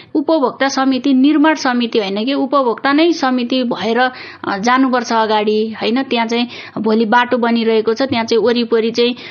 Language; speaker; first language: Nepali; native; Nepali